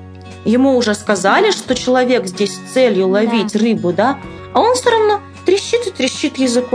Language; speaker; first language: Russian; native; Russian